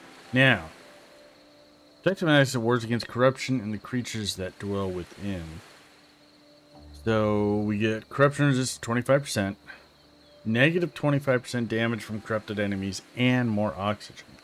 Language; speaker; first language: English; native; English